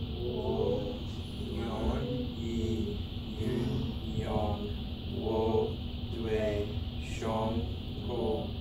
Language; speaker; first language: Chinese; non-native, learner; English